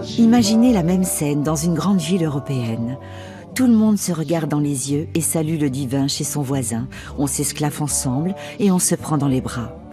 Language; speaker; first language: French; native; French